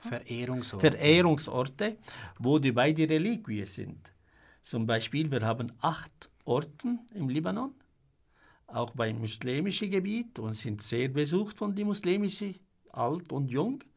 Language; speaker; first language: German; non-native, fluent; Arabic